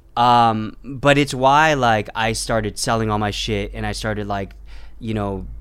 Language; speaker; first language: English; native; English